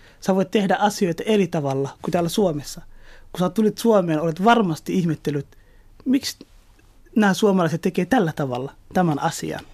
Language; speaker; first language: Finnish; early bilingual, other home language; Somali